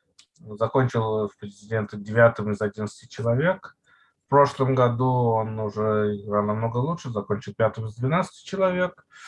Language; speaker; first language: Russian; native; Russian